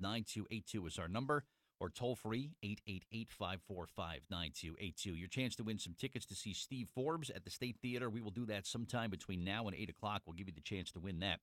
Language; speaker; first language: English; native; English